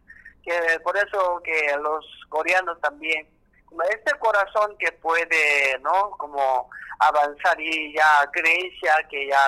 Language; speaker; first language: Spanish; non-native, learner; Korean